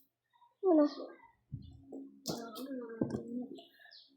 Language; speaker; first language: Filipino; native; Filipino